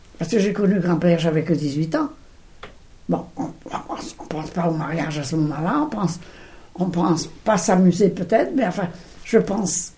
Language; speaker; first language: French; non-native, local second language; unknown